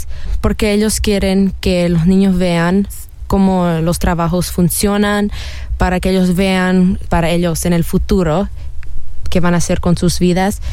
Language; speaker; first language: Spanish; early bilingual, heritage; Spanish